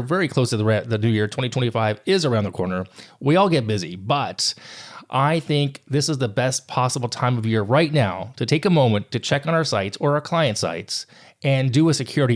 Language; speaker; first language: English; native; English